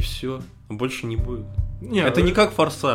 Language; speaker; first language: Russian; native; Russian